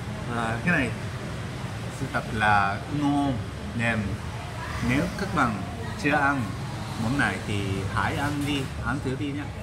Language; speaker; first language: Vietnamese; non-native, learner; Japanese